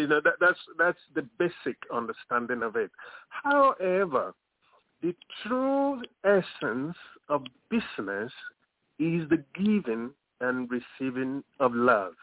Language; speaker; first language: English; non-native, local second language; Yoruba